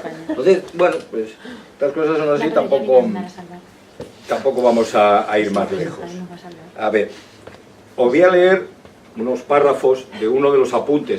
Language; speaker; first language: Spanish; native; Spanish